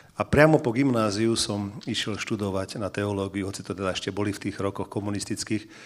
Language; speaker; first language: Slovak; native; Slovak